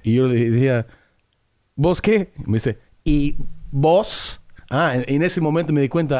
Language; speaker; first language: Spanish; early bilingual, heritage; English